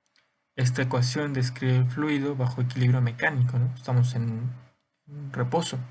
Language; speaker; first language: Spanish; native; Spanish